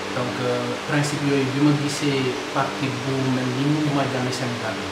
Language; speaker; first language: Wolof; native; Wolof